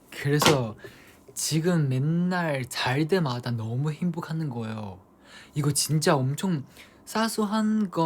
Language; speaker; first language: Korean; non-native, fluent; Chinese